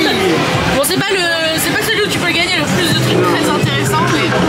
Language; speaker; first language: French; native; French